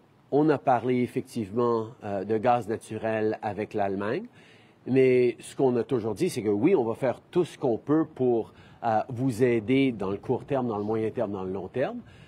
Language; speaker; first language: French; early bilingual, heritage; French